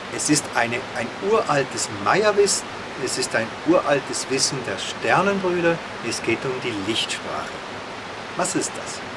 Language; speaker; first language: German; native; German